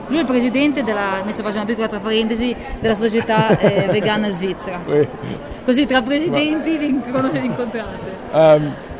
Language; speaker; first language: Italian; native; Italian